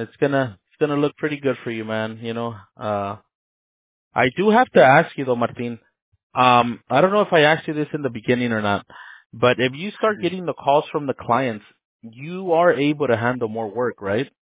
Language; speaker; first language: English; early bilingual, other home language; Spanish